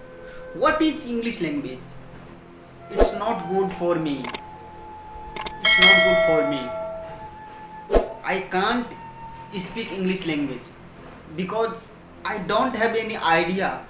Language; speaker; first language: English; non-native, learner; Hindi